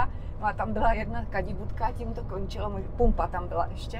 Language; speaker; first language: Czech; native; Czech